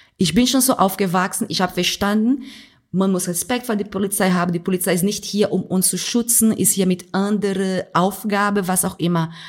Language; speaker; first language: German; non-native, fluent; Portuguese